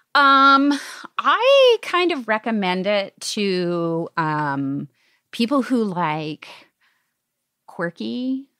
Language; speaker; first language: English; native; English